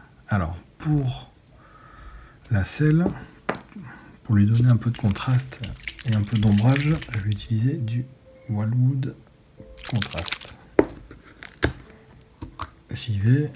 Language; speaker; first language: French; native; French